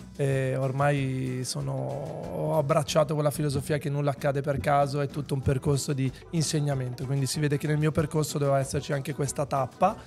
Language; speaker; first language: Italian; native; Italian